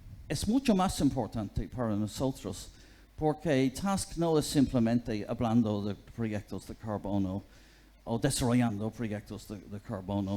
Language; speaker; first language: Spanish; non-native, fluent; English